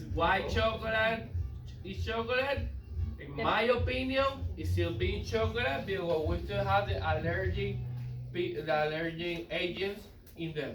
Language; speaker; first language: English; non-native, learner; Spanish